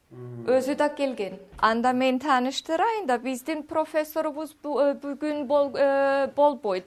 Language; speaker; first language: Kyrgyz; non-native, fluent; German